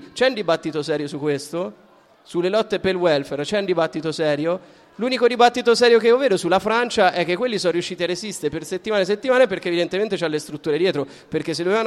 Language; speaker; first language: Italian; native; Italian